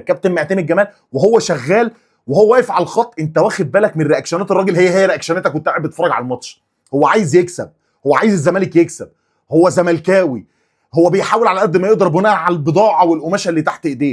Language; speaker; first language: Arabic; native; Arabic